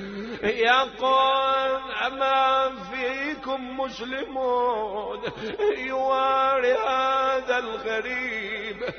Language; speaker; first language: Arabic; native; Arabic